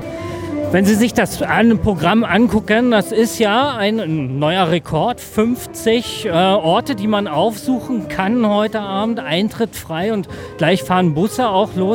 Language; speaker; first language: German; native; German